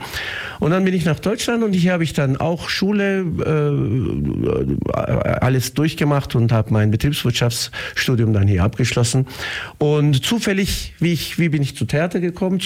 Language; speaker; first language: German; early bilingual, other home language; Turkish